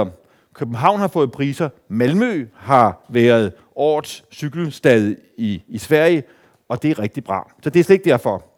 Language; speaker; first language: Danish; native; Danish